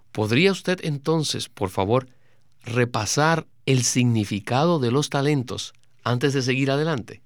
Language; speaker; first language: Spanish; native; Spanish